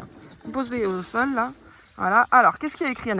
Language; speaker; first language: French; native; French